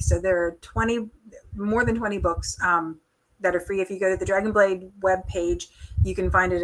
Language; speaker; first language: English; native; English